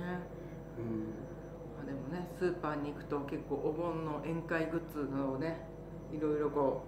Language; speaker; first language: Japanese; native; Japanese